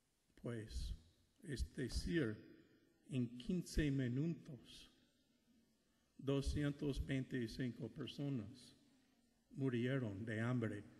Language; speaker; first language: Spanish; non-native, fluent; English